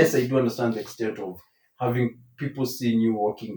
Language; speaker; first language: English; non-native, local second language; Swahili